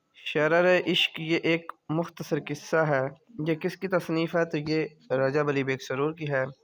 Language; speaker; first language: Urdu; native; Urdu